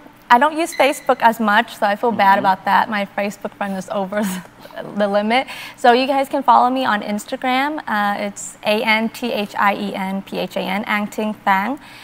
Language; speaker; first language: English; early bilingual, other home language; Vietnamese